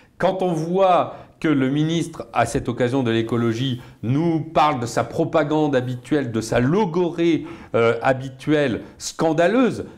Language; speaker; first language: French; native; French